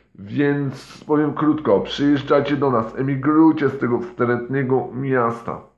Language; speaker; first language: Polish; non-native, fluent; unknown